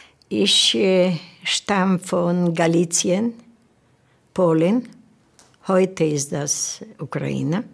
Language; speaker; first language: German; non-native, learner; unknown